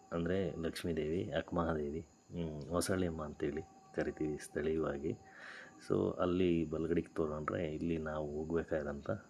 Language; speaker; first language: Kannada; native; Kannada